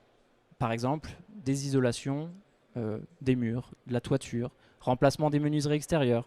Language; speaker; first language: French; native; French